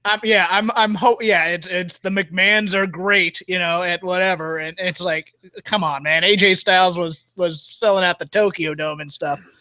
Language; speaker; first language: English; native; English